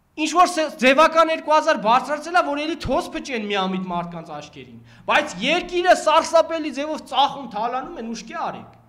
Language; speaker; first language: Armenian; native; Armenian